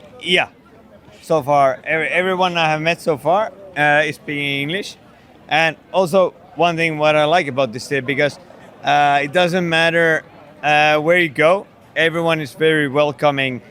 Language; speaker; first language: English; non-native, fluent; Polish